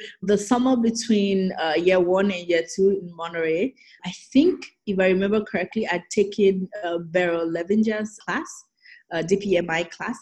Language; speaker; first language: English; non-native, local second language; Yoruba